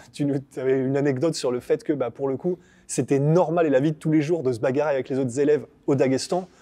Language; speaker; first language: French; native; French